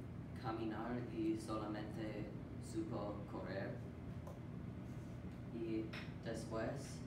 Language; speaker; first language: Spanish; non-native, learner; English